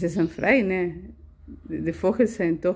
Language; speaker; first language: Dutch; non-native, learner; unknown